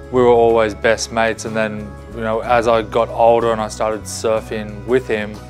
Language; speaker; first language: English; native; English